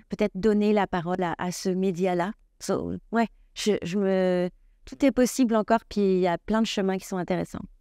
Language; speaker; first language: French; native; French